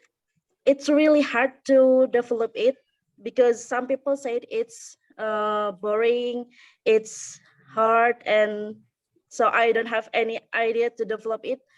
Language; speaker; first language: English; non-native, learner; Indonesian